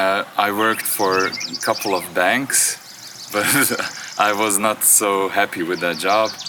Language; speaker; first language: English; non-native, fluent; Croatian